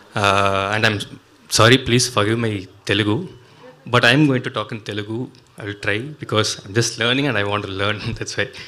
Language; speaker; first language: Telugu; non-native, learner; Tamil